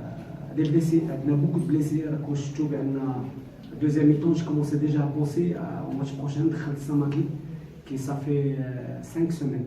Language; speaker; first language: French; non-native, local second language; Arabic